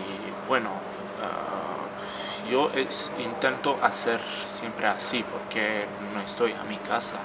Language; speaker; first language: Spanish; non-native, fluent; Croatian